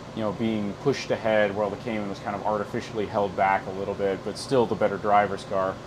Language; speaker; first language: English; native; English